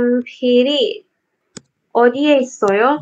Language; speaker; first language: Korean; non-native, learner; Indonesian